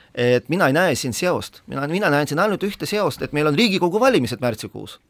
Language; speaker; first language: Estonian; non-native, local second language; Russian